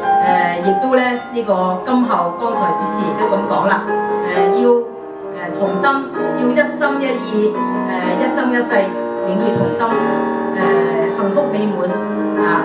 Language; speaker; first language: Cantonese; native; Cantonese